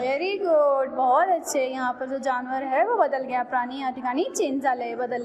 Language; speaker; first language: Hindi; non-native, local second language; Marathi